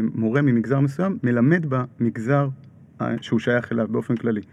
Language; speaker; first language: Hebrew; native; Hebrew